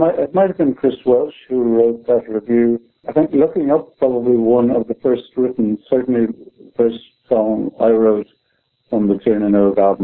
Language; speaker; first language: English; native; English